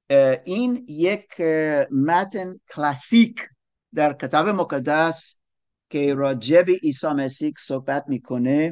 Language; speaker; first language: Persian; non-native, learner; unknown